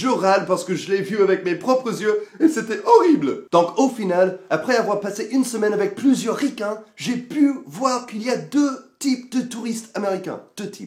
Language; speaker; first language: French; non-native, fluent; English